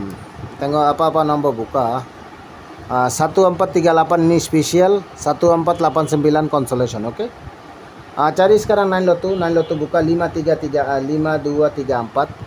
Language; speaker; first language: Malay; non-native, learner; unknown